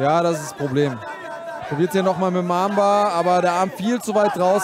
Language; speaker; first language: German; native; German